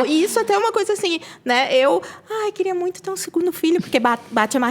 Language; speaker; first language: Portuguese; native; Portuguese